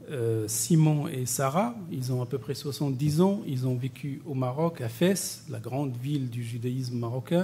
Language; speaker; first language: French; non-native, local second language; Arabic